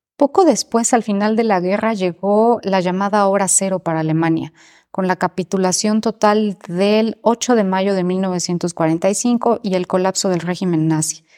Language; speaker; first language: Spanish; native; Spanish